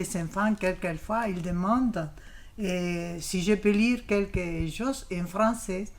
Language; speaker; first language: French; non-native, learner; Spanish